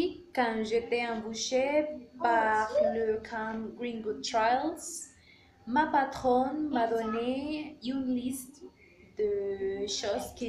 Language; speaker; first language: French; non-native, learner; Spanish